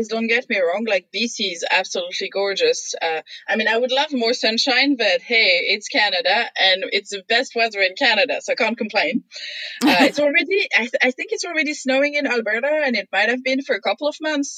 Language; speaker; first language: English; non-native, fluent; French